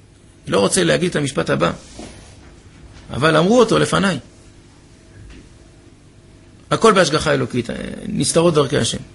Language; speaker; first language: Hebrew; native; Hebrew